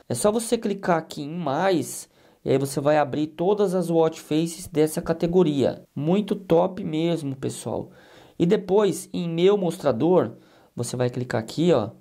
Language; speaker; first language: Portuguese; native; Portuguese